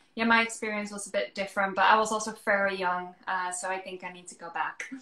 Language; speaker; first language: English; non-native, fluent; Dutch